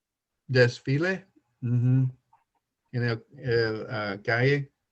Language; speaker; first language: Spanish; non-native, learner; English